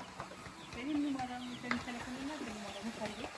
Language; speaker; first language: Turkish; native; Turkish